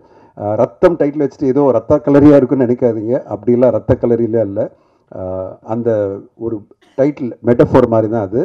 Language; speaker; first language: Tamil; native; Tamil